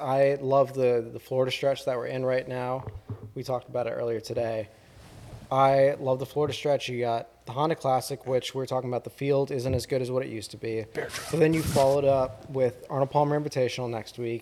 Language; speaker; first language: English; native; English